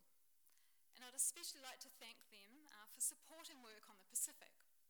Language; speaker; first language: English; native; English